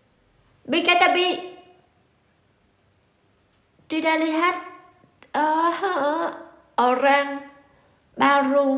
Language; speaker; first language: Indonesian; non-native, learner; Vietnamese